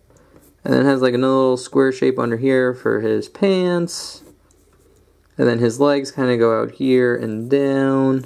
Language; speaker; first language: English; native; English